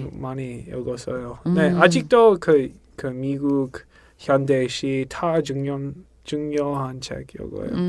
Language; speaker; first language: Korean; non-native, learner; English